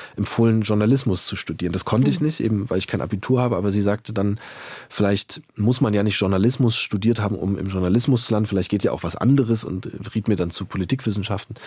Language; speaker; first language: German; native; German